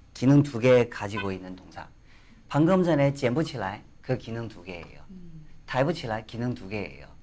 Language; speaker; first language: Korean; non-native, fluent; Chinese